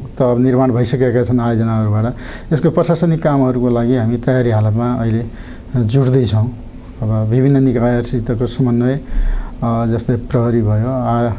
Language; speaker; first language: Nepali; native; Nepali